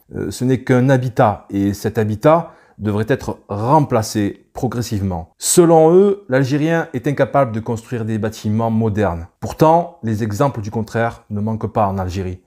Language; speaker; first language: French; native; French